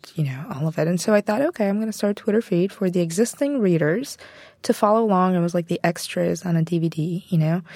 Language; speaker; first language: English; non-native, fluent; Bulgarian